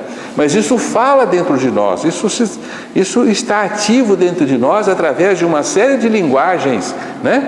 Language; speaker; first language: Portuguese; native; Portuguese